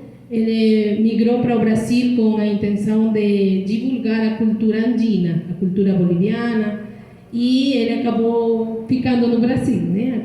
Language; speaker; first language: Portuguese; non-native, fluent; Spanish